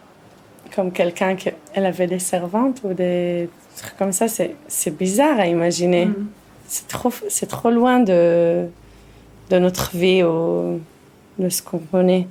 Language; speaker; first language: French; early bilingual, heritage; Hebrew